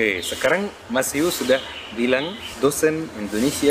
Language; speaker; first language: Indonesian; non-native, fluent; Arabic